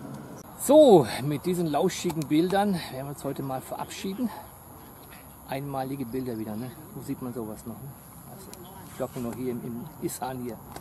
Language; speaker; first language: German; native; German